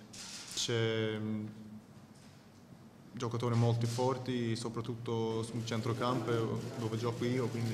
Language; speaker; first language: Italian; non-native, fluent; Swedish